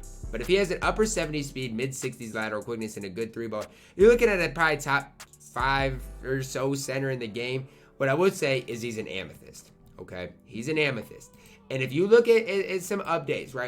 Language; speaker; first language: English; native; English